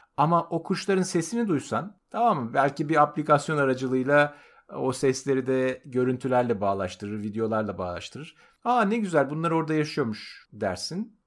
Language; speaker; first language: Turkish; native; Turkish